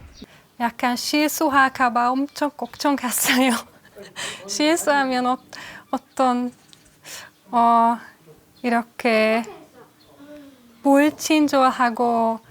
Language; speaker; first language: Korean; non-native, fluent; Hungarian